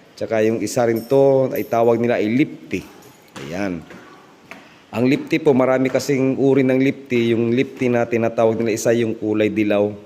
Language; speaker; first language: Filipino; non-native, local second language; Cebuano